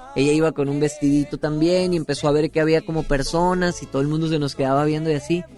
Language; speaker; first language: Spanish; native; Spanish